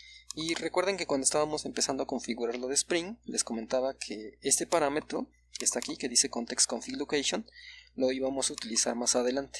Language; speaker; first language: Spanish; native; Spanish